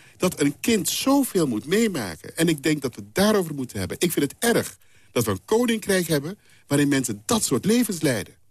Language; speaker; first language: Dutch; non-native, local second language; Papiamento